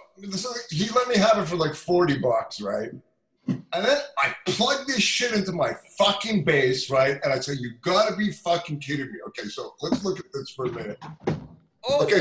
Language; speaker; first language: English; non-native, fluent; French